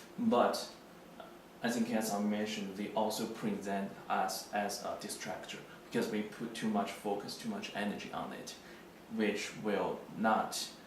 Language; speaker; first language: English; non-native, fluent; Chinese